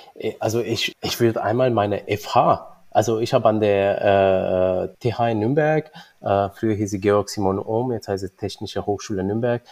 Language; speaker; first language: German; early bilingual, other home language; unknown